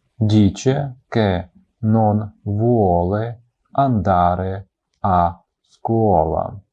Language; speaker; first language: Italian; non-native, fluent; Ukrainian